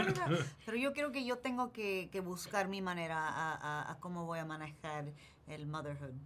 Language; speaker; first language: Spanish; early bilingual, heritage; English